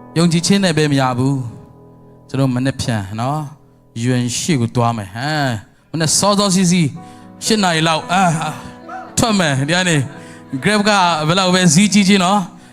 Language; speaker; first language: Burmese; non-native, local second language; Tedim Chin